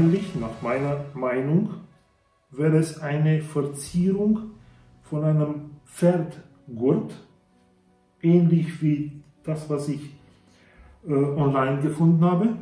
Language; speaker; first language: German; non-native, fluent; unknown